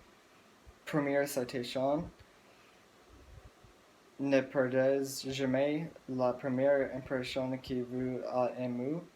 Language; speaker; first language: French; non-native, learner; English